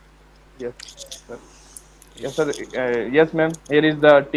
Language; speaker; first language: English; non-native, learner; Hindi